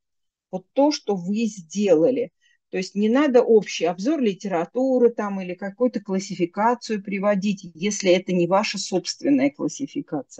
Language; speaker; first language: Russian; native; Russian